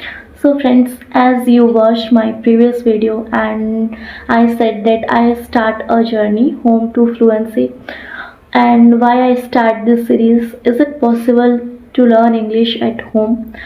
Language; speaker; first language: English; non-native, learner; Odia